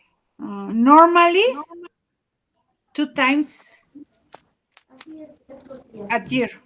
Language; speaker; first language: English; non-native, learner; Spanish